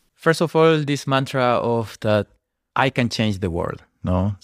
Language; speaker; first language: English; non-native, fluent; Spanish